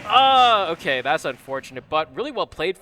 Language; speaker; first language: English; native; English